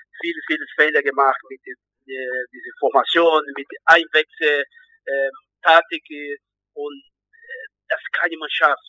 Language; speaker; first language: German; non-native, learner; Portuguese